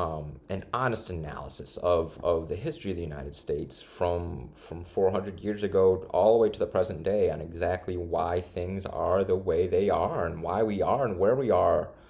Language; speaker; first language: English; native; English